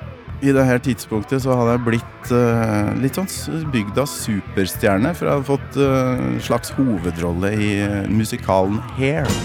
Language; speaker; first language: Norwegian; native; Norwegian